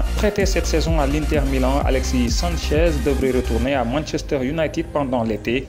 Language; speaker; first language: French; non-native, local second language; Wolof